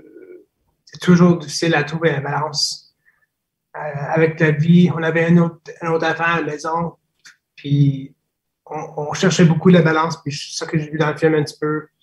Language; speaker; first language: French; non-native, fluent; English